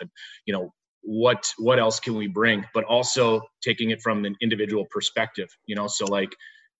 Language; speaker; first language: English; native; English